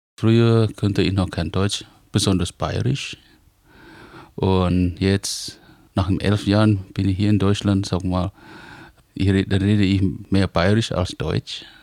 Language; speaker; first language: German; non-native, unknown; Indonesian